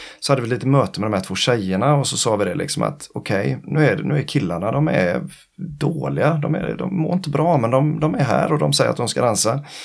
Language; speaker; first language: Swedish; native; Swedish